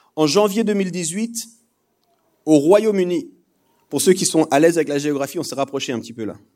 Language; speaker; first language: French; native; French